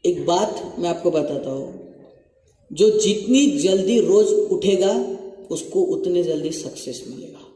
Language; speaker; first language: Hindi; non-native, local second language; Marathi